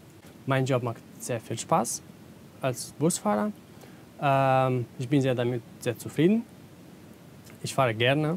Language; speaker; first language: German; non-native, learner; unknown